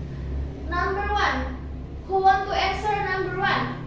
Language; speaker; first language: English; non-native, fluent; Indonesian